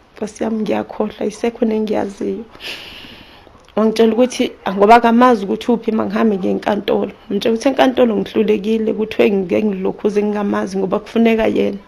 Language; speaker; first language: Zulu; native; Zulu